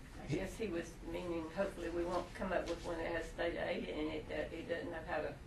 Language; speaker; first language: English; native; English